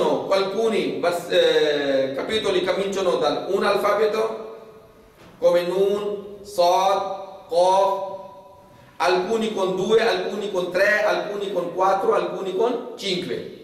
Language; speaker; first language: Italian; non-native, fluent; Urdu